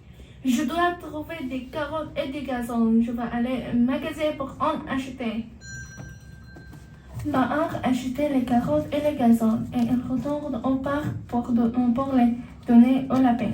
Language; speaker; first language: French; non-native, learner; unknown